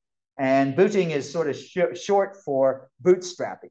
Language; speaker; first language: English; native; English